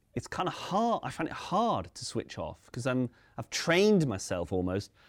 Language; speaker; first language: English; native; English